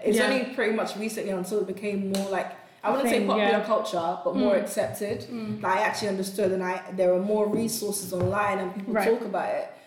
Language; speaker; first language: English; non-native, local second language; Akan